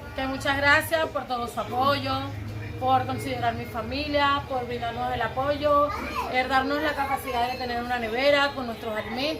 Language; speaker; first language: Spanish; native; Spanish